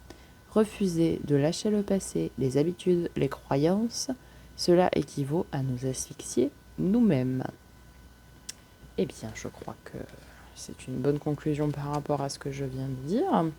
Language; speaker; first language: French; native; French